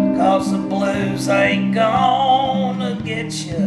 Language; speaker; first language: English; native; English